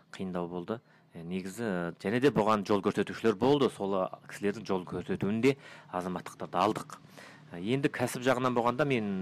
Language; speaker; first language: Kazakh; early bilingual, heritage; Kazakh